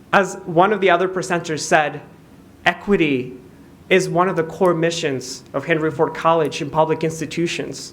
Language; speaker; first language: English; non-native, fluent; Spanish